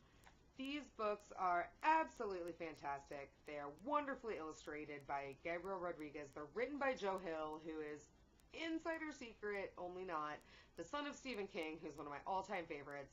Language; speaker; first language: English; native; English